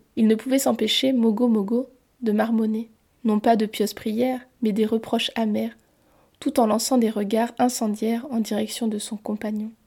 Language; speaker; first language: French; native; French